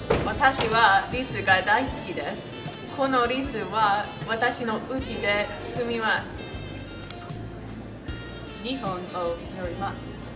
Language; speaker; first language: Japanese; non-native, learner; English